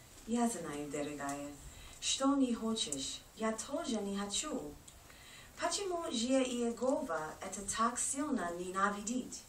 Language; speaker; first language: Russian; non-native, learner; English